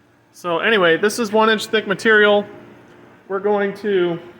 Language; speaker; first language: English; native; English